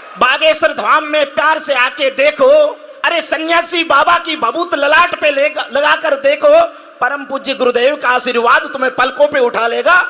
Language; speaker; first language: Hindi; native; Hindi